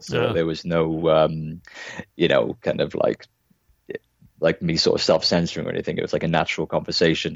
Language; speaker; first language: English; native; English